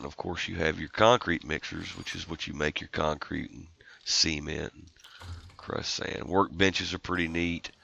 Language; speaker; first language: English; native; English